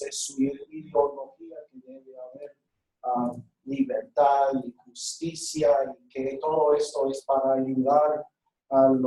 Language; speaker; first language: Spanish; non-native, fluent; English